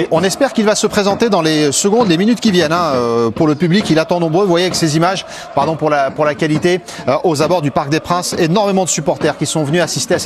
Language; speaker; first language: French; native; French